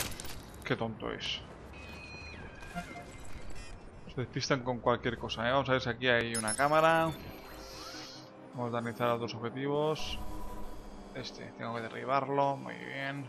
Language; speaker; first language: Spanish; native; Spanish